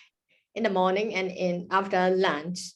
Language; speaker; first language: English; non-native, fluent; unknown